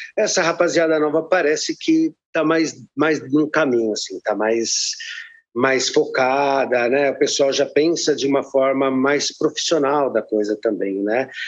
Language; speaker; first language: Portuguese; native; Portuguese